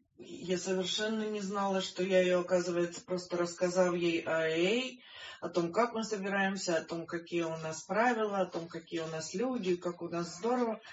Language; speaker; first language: Russian; native; Russian